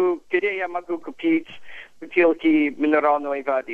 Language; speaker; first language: Russian; non-native, learner; English